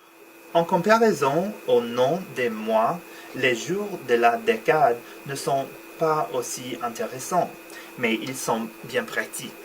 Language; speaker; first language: French; non-native, learner; English